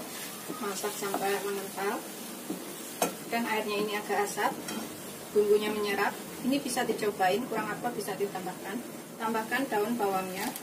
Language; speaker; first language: Indonesian; native; Indonesian